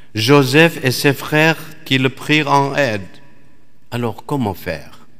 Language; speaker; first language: French; non-native, fluent; Aramaic